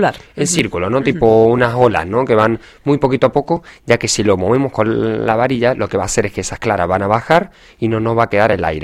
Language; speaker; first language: Spanish; native; Spanish